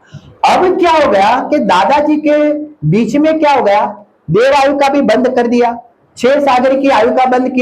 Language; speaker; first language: Hindi; non-native, local second language; Gujarati